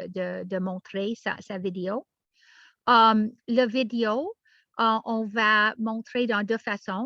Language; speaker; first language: French; non-native, learner; English